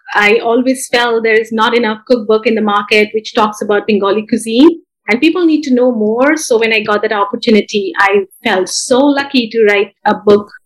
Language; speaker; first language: English; non-native, local second language; Bangla